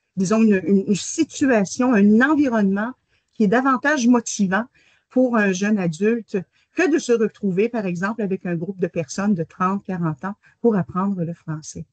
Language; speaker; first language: French; native; French